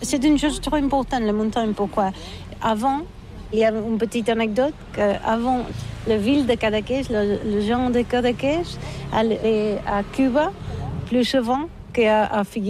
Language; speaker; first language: French; non-native, learner; Catalan